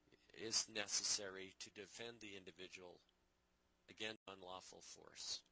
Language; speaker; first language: English; native; English